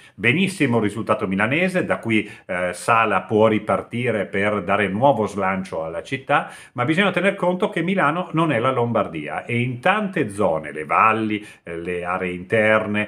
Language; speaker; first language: Italian; native; Italian